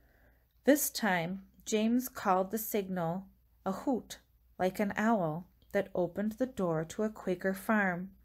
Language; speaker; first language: English; native; English